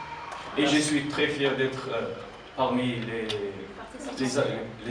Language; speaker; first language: French; non-native, learner; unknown